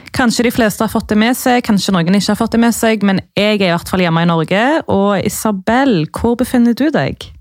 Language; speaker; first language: Norwegian; early bilingual, other home language; Arabic